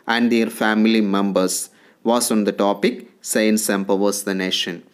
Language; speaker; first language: English; non-native, local second language; Malayalam